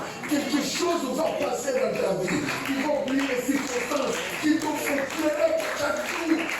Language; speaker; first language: French; non-native, local second language; Lingala